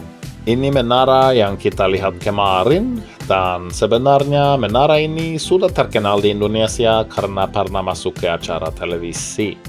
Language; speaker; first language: Indonesian; non-native, fluent; Norwegian